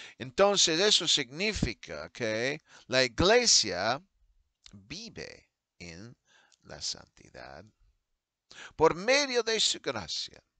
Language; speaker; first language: Spanish; non-native, fluent; English